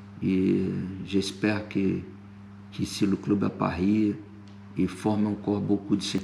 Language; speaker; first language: French; non-native, fluent; Portuguese